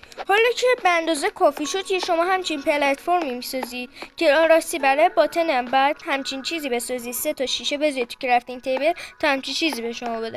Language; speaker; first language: Persian; native; Persian